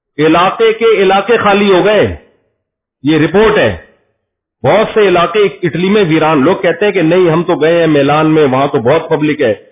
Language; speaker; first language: Urdu; native; Urdu